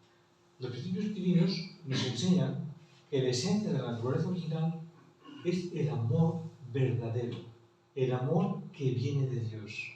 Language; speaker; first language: Spanish; native; Spanish